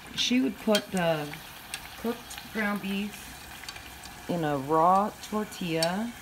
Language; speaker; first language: English; native; English